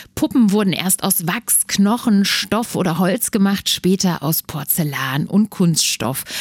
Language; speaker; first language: German; native; German